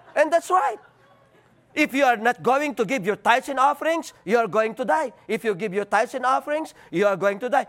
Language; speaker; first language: English; non-native, local second language; Filipino